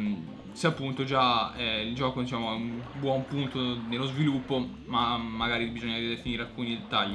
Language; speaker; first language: Italian; native; Italian